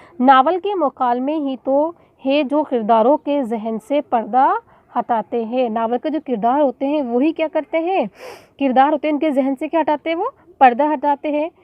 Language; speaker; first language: Urdu; native; Urdu